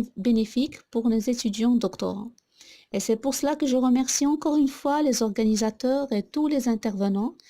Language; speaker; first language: French; non-native, local second language; Arabic